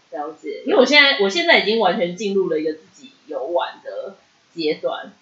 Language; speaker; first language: Chinese; non-native, local second language; Min Nan Chinese